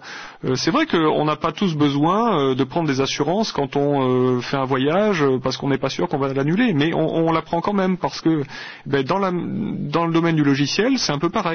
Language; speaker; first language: French; native; French